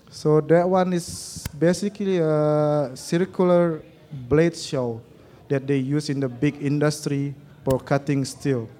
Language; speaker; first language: English; non-native, learner; Indonesian